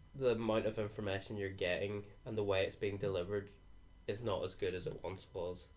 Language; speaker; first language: English; native; English